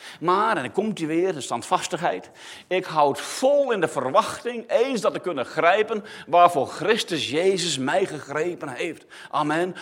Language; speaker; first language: Dutch; native; Dutch